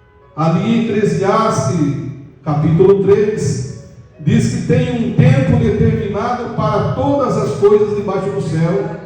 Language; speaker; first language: Portuguese; native; Portuguese